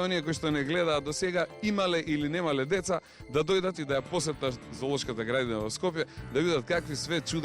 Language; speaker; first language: Macedonian; native; Macedonian